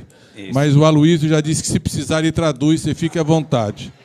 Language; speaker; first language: Portuguese; native; Portuguese